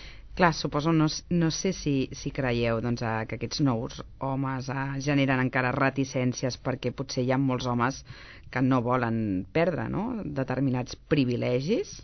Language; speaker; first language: Catalan; native; Catalan